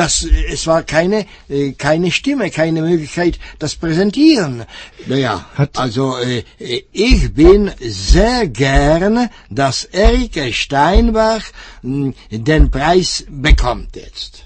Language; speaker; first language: German; non-native, fluent; Czech